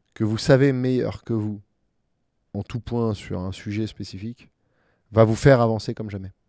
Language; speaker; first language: French; native; French